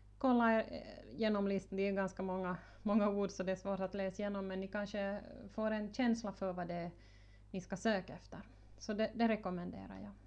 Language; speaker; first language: Swedish; native; Swedish